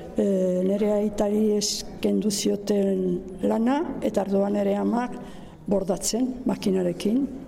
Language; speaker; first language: Basque; non-native, local second language; Spanish